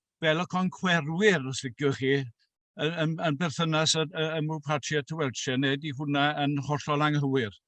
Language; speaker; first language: Welsh; native; Welsh